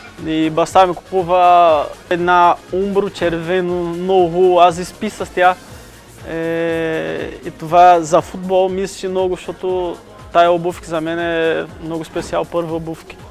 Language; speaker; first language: Bulgarian; non-native, learner; Portuguese